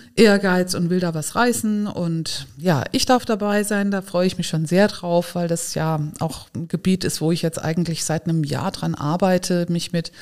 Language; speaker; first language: German; native; German